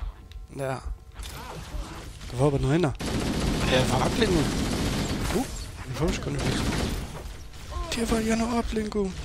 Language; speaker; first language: German; native; German